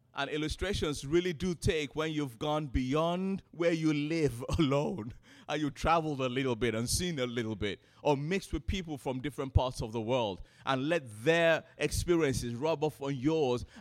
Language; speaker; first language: English; non-native, local second language; Yoruba